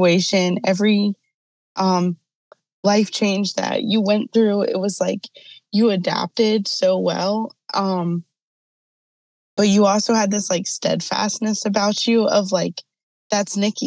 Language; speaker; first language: English; native; English